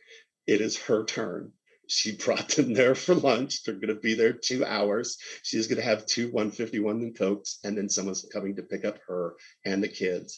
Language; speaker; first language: English; native; English